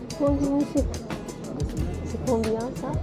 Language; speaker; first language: French; non-native, learner; Japanese